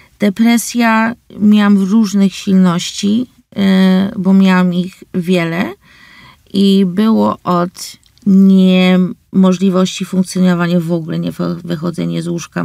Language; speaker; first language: Polish; early bilingual, heritage; English